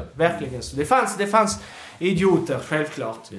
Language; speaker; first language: Swedish; non-native, fluent; French